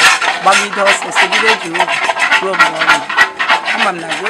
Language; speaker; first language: Igbo; native; Igbo